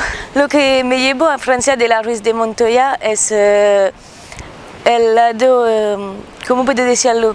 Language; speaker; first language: Spanish; non-native, learner; French